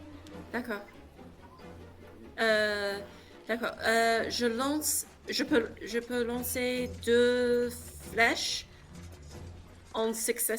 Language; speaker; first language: French; non-native, learner; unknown